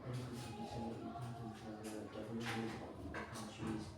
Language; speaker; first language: English; non-native, learner; Vietnamese